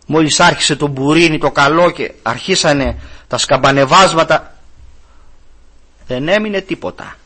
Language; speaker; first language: Greek; native; Greek